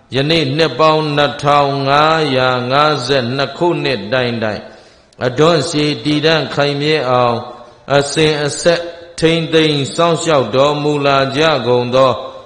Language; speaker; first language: Burmese; native; Burmese